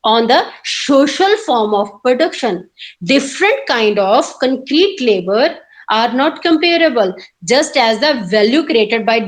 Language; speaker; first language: English; non-native, local second language; Punjabi